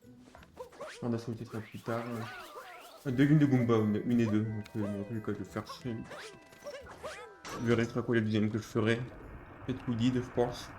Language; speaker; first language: French; native; French